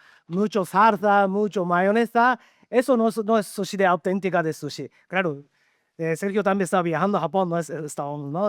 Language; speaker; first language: Spanish; non-native, learner; Japanese